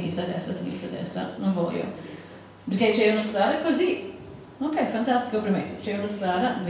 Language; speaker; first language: Italian; non-native, learner; English